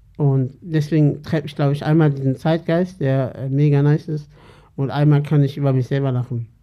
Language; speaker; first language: German; early bilingual, other home language; Turkish